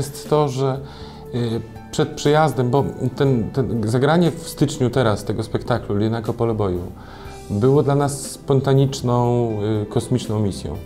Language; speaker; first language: Ukrainian; non-native, learner; Polish